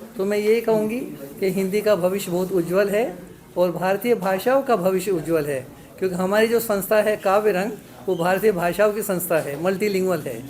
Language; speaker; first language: Hindi; native; Hindi